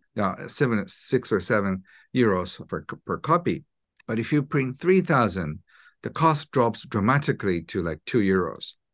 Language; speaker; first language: English; non-native, fluent; Japanese